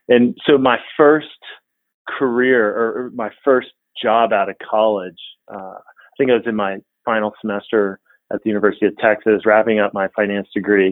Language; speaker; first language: English; native; English